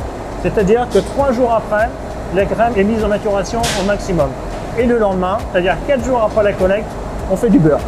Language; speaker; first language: French; native; French